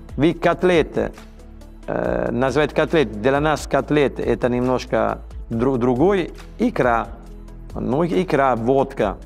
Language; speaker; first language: Russian; non-native, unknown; Italian